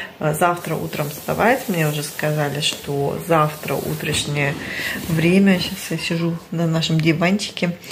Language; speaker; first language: Russian; early bilingual, heritage; Russian